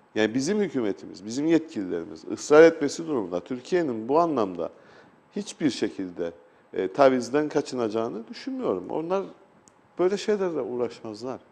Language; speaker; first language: Turkish; native; Turkish